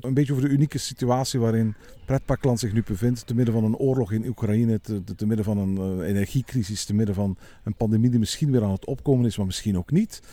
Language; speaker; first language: Dutch; native; Dutch